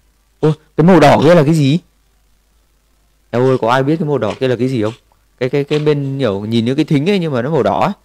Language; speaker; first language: Vietnamese; native; Vietnamese